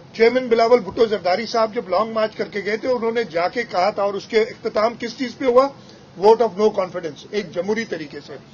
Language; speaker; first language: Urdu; non-native, local second language; Sindhi